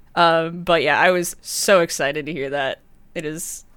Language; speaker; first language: English; early bilingual, other home language; Spanish